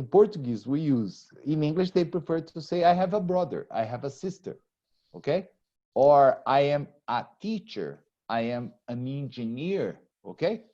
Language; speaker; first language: English; non-native, fluent; Portuguese